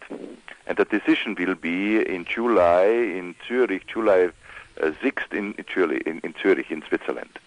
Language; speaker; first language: English; non-native, fluent; German